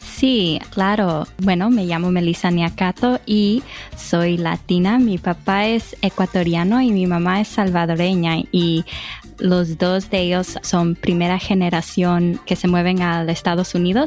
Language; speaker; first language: Spanish; early bilingual, other home language; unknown